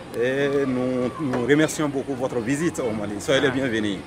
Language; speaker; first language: French; non-native, local second language; Bambara